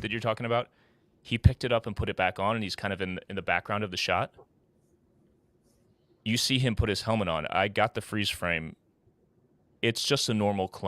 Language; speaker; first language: English; native; English